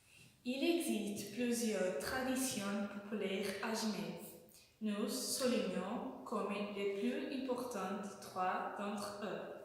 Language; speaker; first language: French; non-native, learner; Portuguese